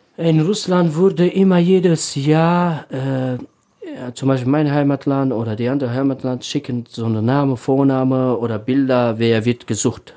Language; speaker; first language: German; non-native, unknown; Tajik